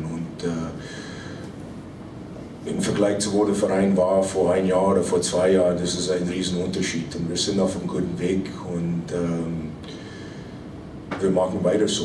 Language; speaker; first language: German; non-native, fluent; English